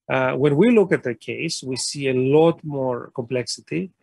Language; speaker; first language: English; non-native, fluent; Greek